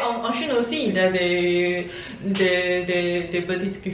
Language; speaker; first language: French; non-native, learner; Chinese